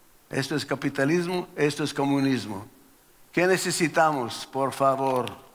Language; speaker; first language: Spanish; non-native, learner; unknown